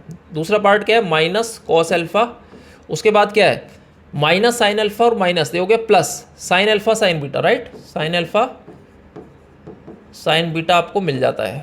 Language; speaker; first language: Hindi; native; Hindi